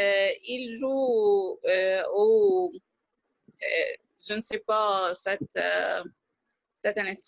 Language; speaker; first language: French; non-native, learner; Arabic